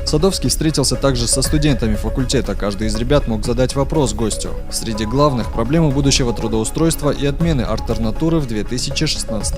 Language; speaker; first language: Russian; native; Russian